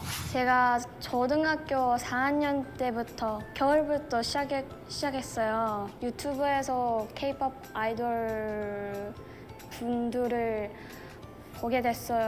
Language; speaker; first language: Korean; non-native, fluent; Japanese